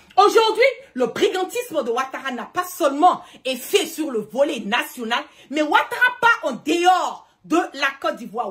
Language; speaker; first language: French; early bilingual, heritage; French